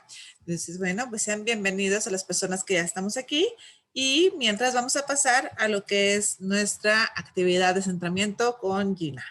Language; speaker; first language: Spanish; native; Spanish